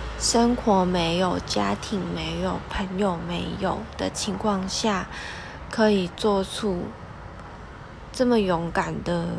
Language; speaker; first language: Chinese; non-native, local second language; Cantonese